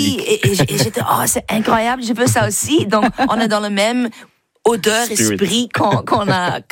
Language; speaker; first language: French; non-native, fluent; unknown